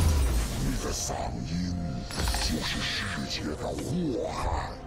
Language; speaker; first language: Chinese; native; Chinese